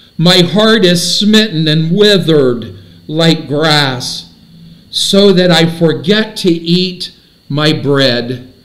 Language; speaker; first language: English; native; English